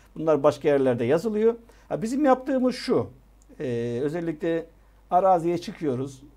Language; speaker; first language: Turkish; native; Turkish